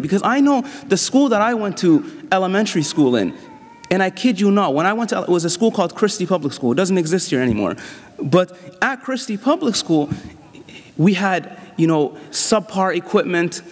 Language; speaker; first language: English; native; English